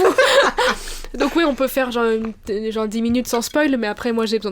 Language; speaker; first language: French; native; French